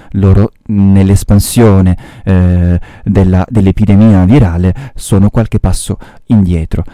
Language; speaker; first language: Italian; native; Italian